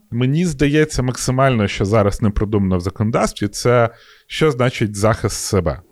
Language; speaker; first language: Ukrainian; non-native, local second language; Russian